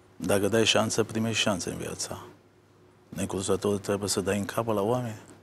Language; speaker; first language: Romanian; non-native, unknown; Italian